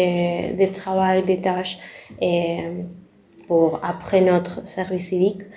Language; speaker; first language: French; non-native, learner; Spanish